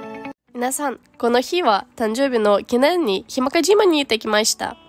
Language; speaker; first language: Japanese; non-native, fluent; Ukrainian